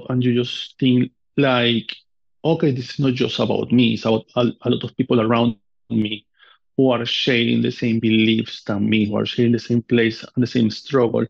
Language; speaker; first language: English; non-native, fluent; Spanish